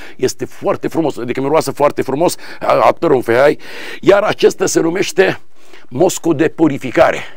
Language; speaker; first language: Romanian; non-native, fluent; Arabic